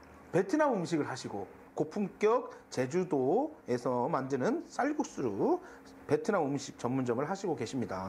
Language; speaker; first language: Korean; native; Korean